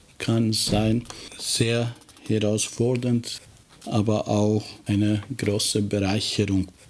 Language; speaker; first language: German; non-native, fluent; Albanian